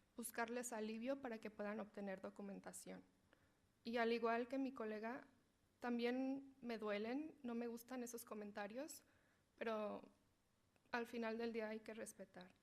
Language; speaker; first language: Spanish; early bilingual, heritage; Spanish